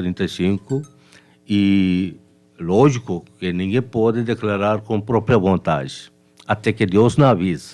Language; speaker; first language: Portuguese; non-native, fluent; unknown